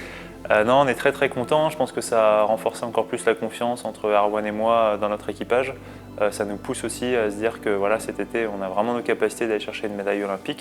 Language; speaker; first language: French; native; French